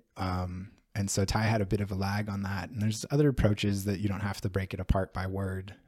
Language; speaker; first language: English; native; English